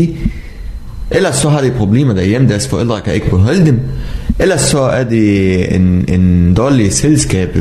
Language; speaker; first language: Danish; non-native, learner; Arabic